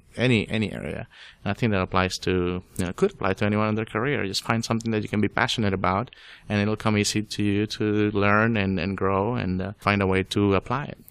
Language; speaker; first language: English; non-native, fluent; Spanish